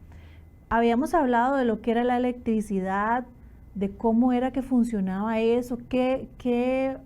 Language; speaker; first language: Spanish; native; Spanish